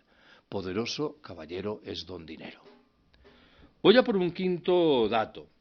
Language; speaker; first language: Spanish; native; Spanish